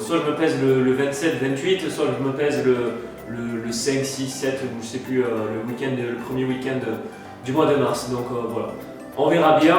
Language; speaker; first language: French; native; French